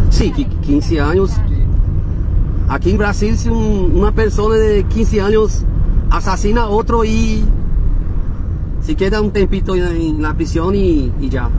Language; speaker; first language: Spanish; non-native, fluent; Portuguese